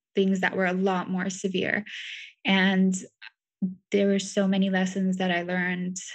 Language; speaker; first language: English; native; English